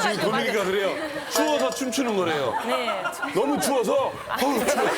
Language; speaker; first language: Korean; native; Korean